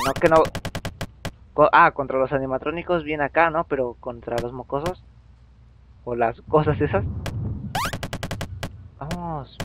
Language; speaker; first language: Spanish; native; Spanish